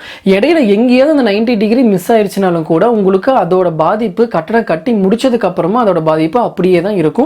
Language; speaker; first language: Tamil; native; Tamil